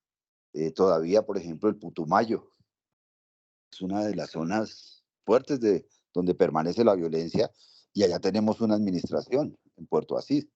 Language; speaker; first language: Spanish; native; Spanish